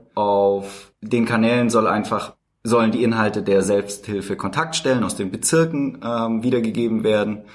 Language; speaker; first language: German; native; German